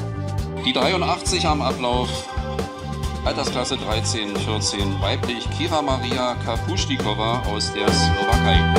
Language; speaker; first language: German; native; German